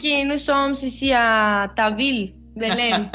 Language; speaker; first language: French; non-native, learner; Greek